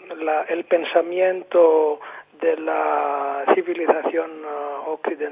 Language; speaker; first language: Spanish; non-native, fluent; Greek